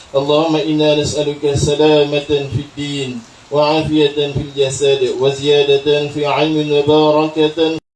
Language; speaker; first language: Arabic; non-native, fluent; Malay